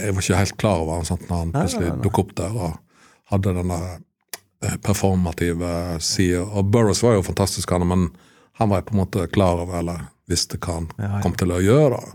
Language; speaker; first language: Norwegian; native; Norwegian